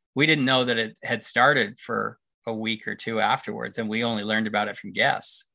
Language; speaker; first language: English; native; English